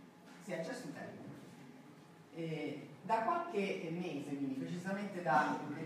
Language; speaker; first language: Italian; native; Italian